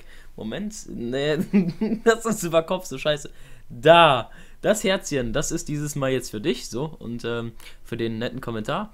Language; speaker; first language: German; native; German